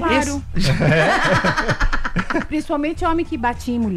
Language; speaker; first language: Portuguese; native; Portuguese